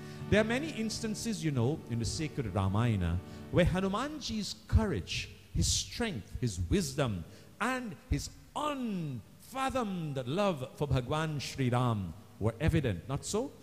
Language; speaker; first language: English; native; English